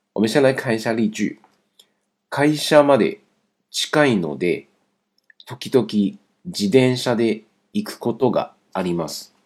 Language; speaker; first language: Japanese; non-native, fluent; Chinese